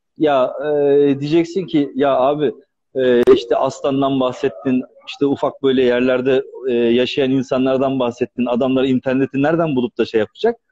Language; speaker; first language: Turkish; native; Turkish